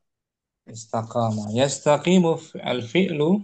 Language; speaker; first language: Arabic; non-native, fluent; Indonesian